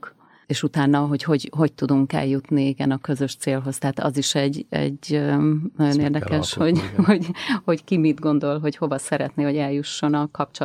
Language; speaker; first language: Hungarian; native; Hungarian